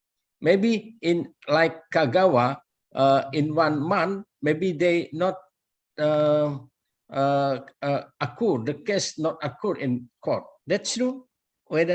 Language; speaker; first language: English; non-native, learner; Indonesian